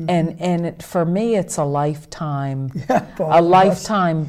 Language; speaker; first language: English; native; English